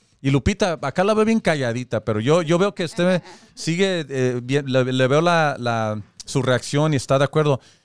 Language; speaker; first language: Spanish; early bilingual, heritage; Spanish